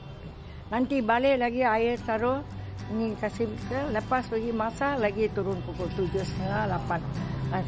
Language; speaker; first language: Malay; non-native, local second language; Tamil